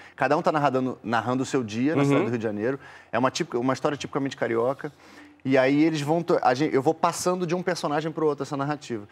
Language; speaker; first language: Portuguese; native; Portuguese